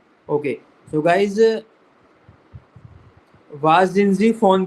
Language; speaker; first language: German; non-native, fluent; Hindi